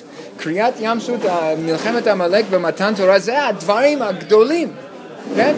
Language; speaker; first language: Hebrew; non-native, fluent; English